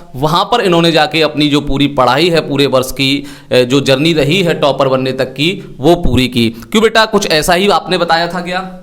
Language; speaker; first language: Hindi; native; Hindi